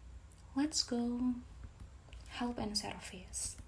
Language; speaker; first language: English; non-native, fluent; Indonesian